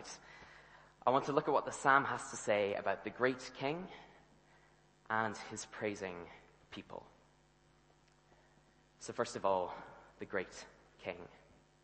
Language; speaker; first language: English; native; English